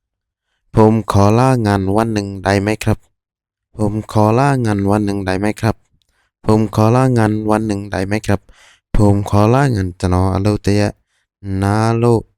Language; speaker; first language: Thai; non-native, fluent; Burmese